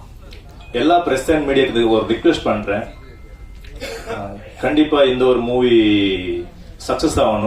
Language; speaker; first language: Tamil; non-native, fluent; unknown